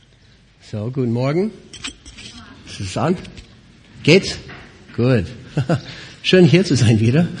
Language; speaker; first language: German; non-native, fluent; English